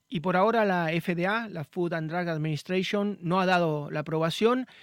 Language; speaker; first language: Spanish; native; Spanish